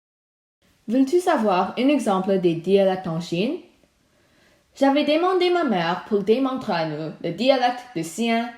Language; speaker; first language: French; non-native, learner; Chinese